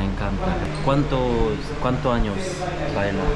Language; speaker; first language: Spanish; non-native, learner; Korean